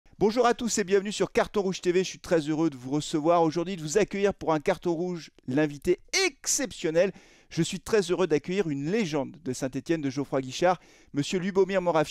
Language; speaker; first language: French; native; French